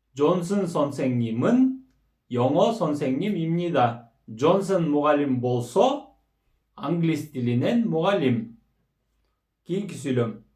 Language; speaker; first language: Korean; non-native, fluent; Kyrgyz